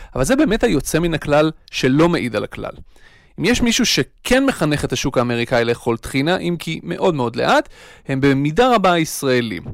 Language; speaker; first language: Hebrew; native; Hebrew